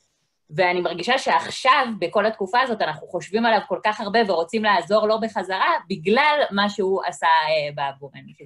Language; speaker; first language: Hebrew; native; Hebrew